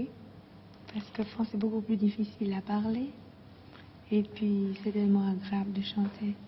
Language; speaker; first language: French; non-native, fluent; Greek